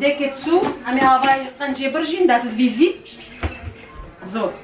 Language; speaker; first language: German; non-native, learner; Kurdish